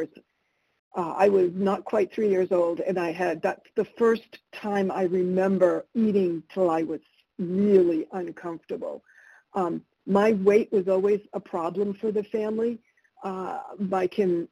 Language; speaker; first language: English; early bilingual, other home language; Italian